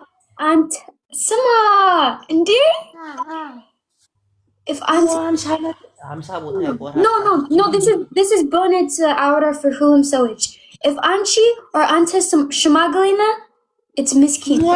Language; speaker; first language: English; non-native, learner; Amharic